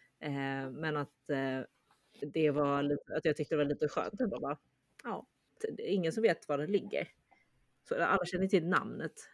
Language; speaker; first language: Swedish; early bilingual, other home language; Chinese